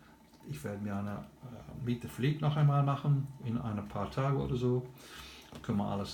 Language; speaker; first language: German; non-native, learner; English